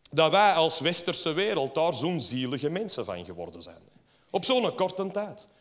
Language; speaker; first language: Dutch; native; Dutch